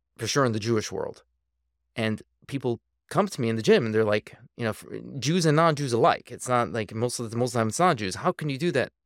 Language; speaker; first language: English; native; English